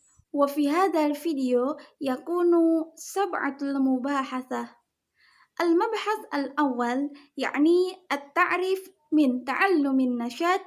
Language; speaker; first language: Arabic; non-native, learner; Indonesian